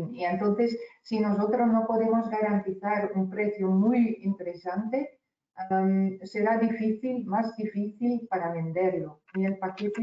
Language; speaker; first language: Spanish; non-native, fluent; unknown